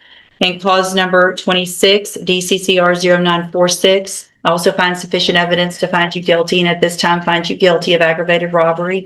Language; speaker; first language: English; native; English